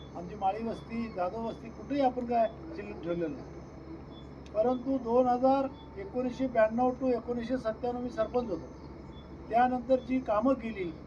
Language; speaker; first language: Marathi; native; Marathi